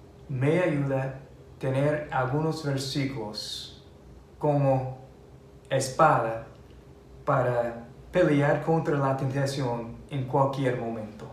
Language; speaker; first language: Spanish; non-native, fluent; English